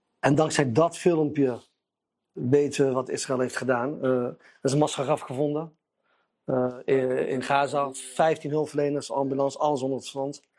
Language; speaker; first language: Dutch; early bilingual, other home language; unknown